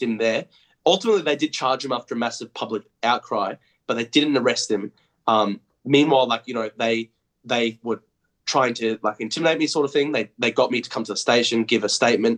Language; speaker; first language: English; native; English